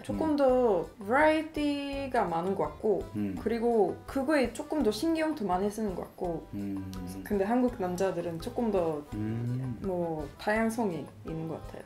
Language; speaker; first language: Korean; non-native, fluent; Swedish